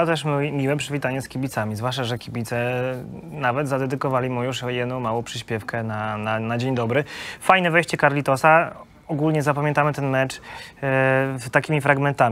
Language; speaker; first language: Polish; native; Polish